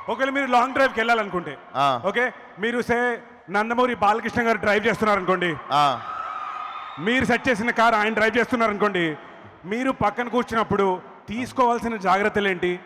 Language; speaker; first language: Telugu; native; Telugu